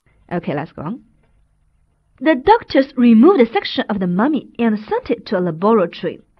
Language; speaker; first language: English; non-native, fluent; Chinese